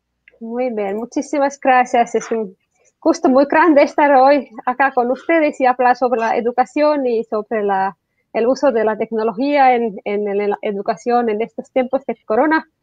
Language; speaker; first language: Spanish; non-native, fluent; Finnish